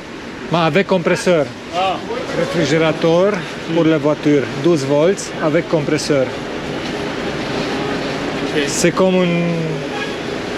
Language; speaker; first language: French; non-native, learner; Romanian